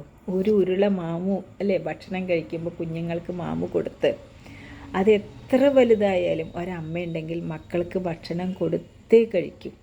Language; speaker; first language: Malayalam; native; Malayalam